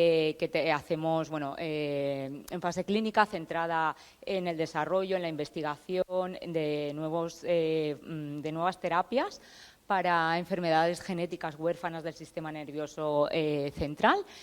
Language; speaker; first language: Spanish; native; Spanish